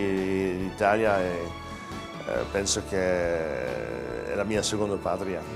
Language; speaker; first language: Italian; non-native, fluent; Dutch